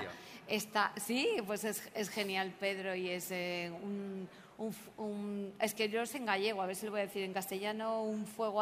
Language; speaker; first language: Spanish; native; Spanish